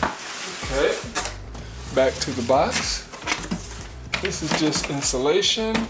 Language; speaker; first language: English; native; English